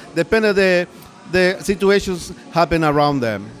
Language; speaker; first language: English; non-native, learner; Spanish